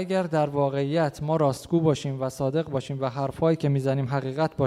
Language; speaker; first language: Swedish; non-native, fluent; Persian